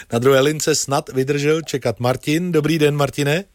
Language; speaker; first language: Czech; native; Czech